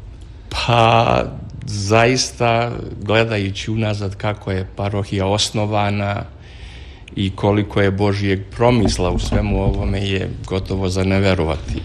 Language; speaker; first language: Serbian; native; Serbian